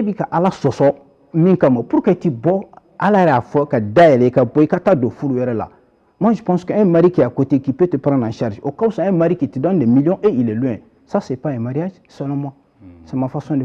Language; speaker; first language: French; non-native, local second language; Bambara